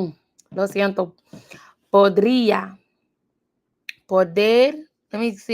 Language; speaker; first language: Spanish; non-native, learner; English